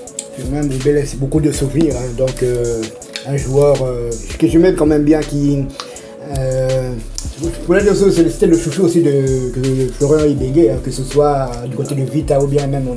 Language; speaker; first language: French; non-native, local second language; Lingala